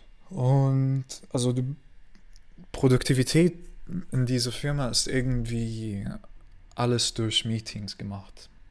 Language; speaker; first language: German; non-native, learner; Arabic